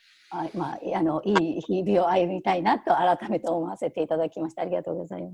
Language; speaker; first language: Japanese; native; Japanese